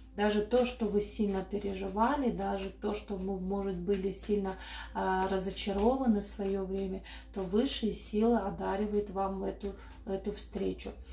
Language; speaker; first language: Russian; non-native, local second language; Romanian